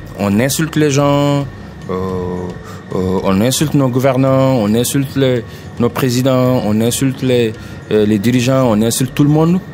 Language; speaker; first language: French; non-native, local second language; Wolof